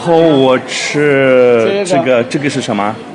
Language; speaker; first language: Chinese; non-native, learner; English